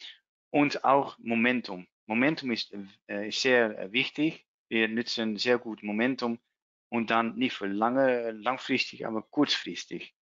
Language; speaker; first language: German; non-native, learner; Dutch